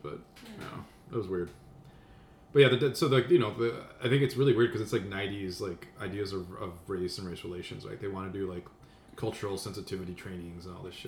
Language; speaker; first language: English; early bilingual, other home language; Spanish